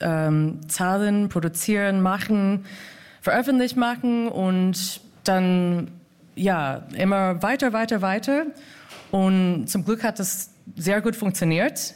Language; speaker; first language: German; non-native, fluent; English